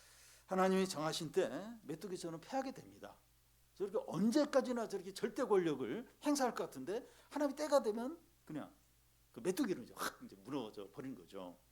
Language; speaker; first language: Korean; native; Korean